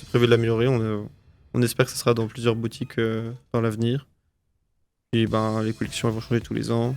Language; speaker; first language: French; native; French